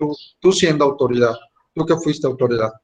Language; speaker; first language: Spanish; native; Spanish